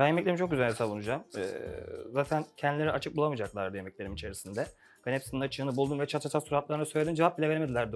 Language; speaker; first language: Turkish; native; Turkish